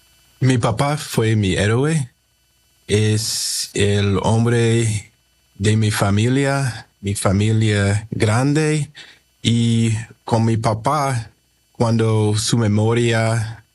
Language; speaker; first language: Spanish; early bilingual, heritage; English